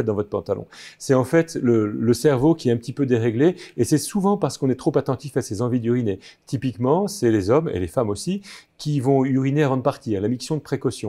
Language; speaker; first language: French; native; French